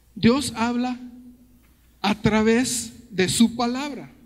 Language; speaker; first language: Spanish; early bilingual, heritage; Spanish